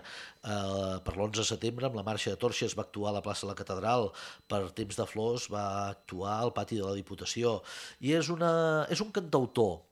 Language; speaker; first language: Catalan; native; Catalan